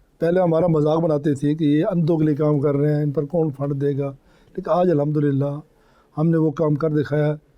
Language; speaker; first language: Urdu; non-native, local second language; Punjabi